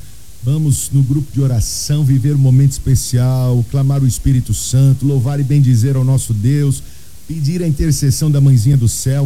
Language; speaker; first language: Portuguese; native; Portuguese